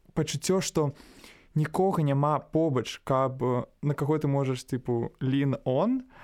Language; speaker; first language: Belarusian; native; Belarusian